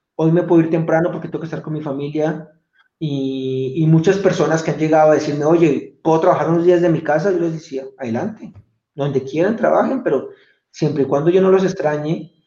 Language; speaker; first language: Spanish; native; Spanish